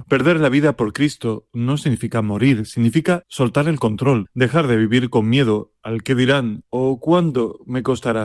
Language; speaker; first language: Spanish; native; Spanish